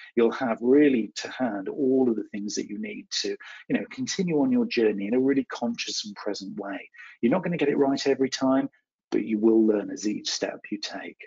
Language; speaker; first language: English; native; English